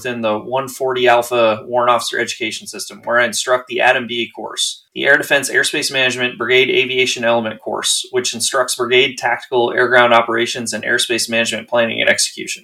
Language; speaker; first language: English; native; English